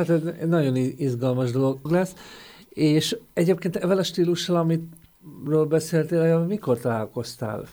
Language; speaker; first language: Hungarian; native; Hungarian